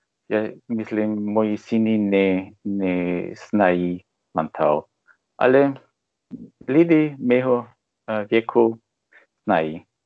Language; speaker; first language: Czech; non-native, learner; German